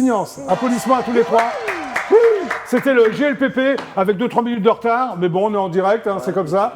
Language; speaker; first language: French; native; French